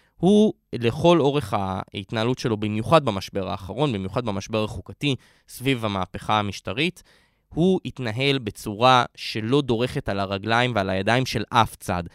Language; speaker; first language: Hebrew; native; Hebrew